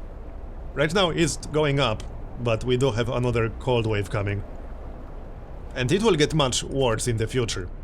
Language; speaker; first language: English; native; English